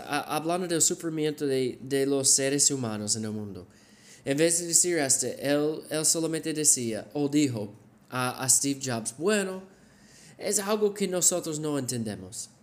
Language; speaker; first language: Spanish; non-native, fluent; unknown